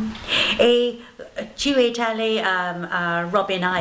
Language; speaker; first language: French; non-native, learner; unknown